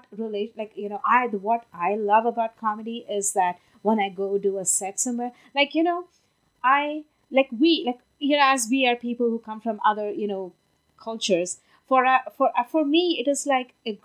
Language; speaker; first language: English; non-native, local second language; Tamil